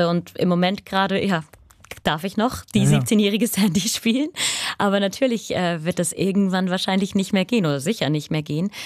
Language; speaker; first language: German; native; German